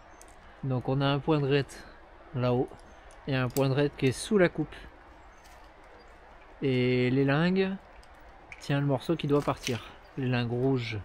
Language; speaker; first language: French; native; French